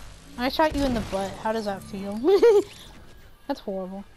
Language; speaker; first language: English; native; English